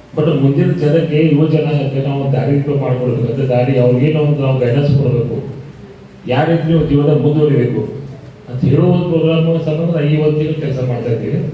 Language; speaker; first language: Kannada; native; Kannada